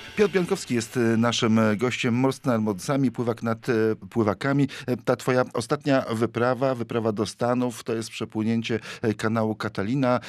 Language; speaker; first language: Polish; native; Polish